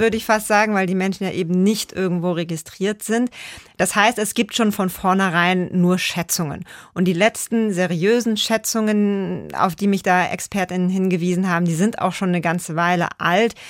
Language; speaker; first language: German; native; German